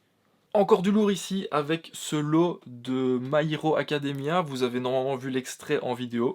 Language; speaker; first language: French; native; French